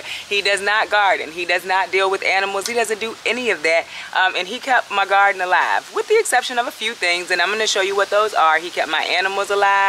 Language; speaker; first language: English; native; English